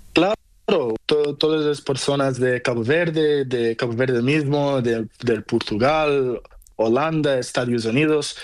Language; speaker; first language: Spanish; non-native, learner; Portuguese